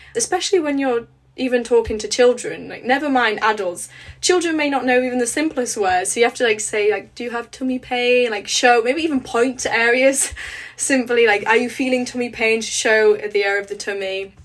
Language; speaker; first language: English; early bilingual, other home language; Polish